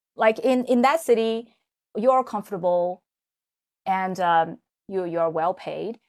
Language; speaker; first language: English; non-native, fluent; Chinese